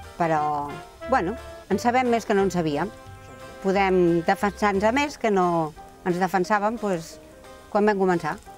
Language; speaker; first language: Catalan; native; Catalan